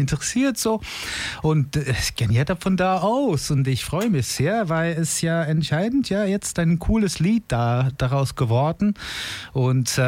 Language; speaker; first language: German; non-native, fluent; English